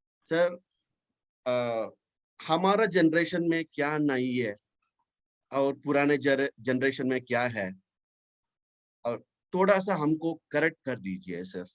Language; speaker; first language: Hindi; non-native, local second language; Telugu